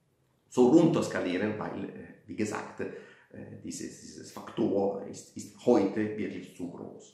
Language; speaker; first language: German; non-native, fluent; Italian